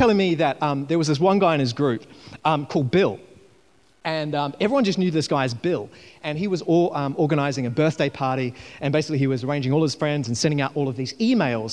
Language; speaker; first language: English; native; English